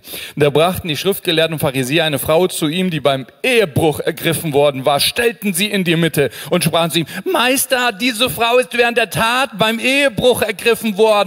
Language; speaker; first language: German; native; German